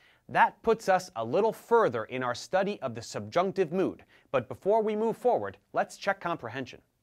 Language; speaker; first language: English; native; English